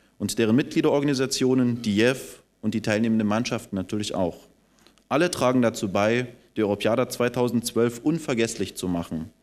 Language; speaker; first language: German; non-native, local second language; Upper Sorbian